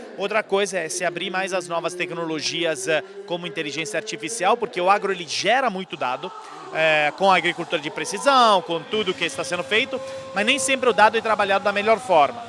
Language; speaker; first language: Portuguese; non-native, fluent; Italian